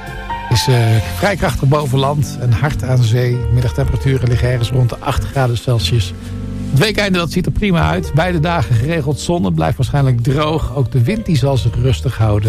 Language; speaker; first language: Dutch; native; Dutch